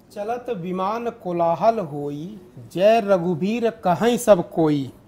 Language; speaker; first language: Hindi; native; Hindi